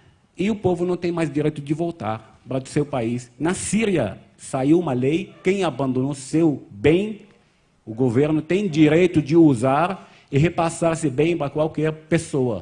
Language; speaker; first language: Portuguese; non-native, fluent; Arabic